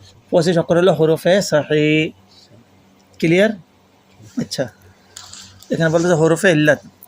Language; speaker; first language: Bangla; non-native, local second language; Urdu